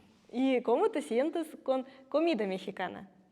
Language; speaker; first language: Spanish; non-native, fluent; Russian